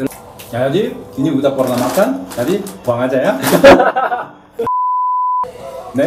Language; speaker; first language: Indonesian; non-native, learner; Korean